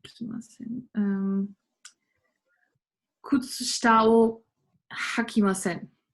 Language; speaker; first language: Japanese; non-native, learner; English